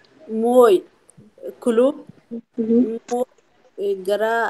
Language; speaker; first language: Russian; non-native, learner; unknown